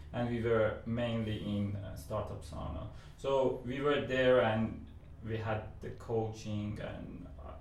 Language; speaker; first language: English; non-native, fluent; Persian